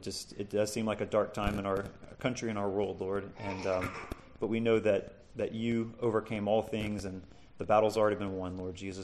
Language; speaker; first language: English; native; English